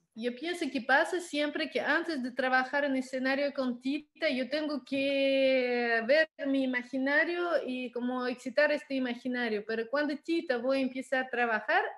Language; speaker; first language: Spanish; non-native, learner; Russian